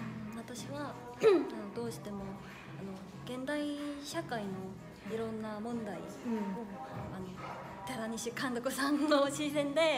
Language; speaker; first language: Japanese; non-native, fluent; Korean